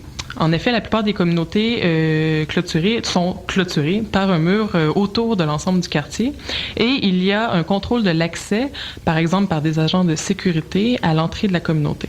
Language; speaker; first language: French; native; French